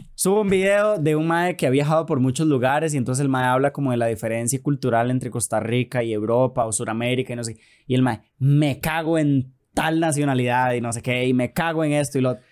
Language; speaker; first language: Spanish; native; Spanish